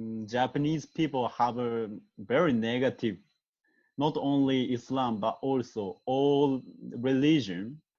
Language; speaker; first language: English; non-native, learner; Japanese